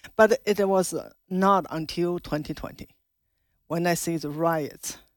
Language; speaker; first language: English; non-native, fluent; Chinese